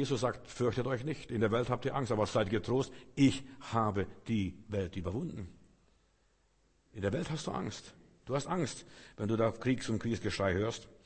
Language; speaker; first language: German; non-native, fluent; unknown